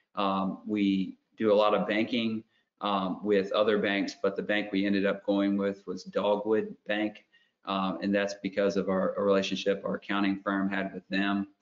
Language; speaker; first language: English; native; English